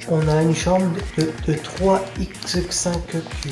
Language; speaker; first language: French; native; French